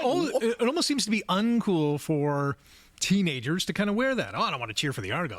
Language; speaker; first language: English; native; English